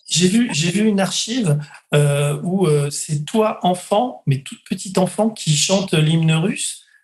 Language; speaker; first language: French; native; French